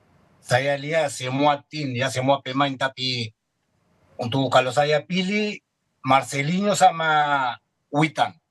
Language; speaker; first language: Indonesian; non-native, fluent; Spanish